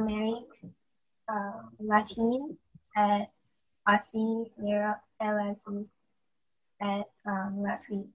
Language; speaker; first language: French; non-native, learner; English